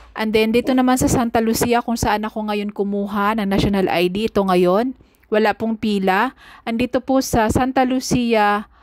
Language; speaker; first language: Filipino; native; Filipino